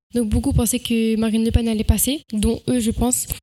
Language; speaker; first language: French; native; French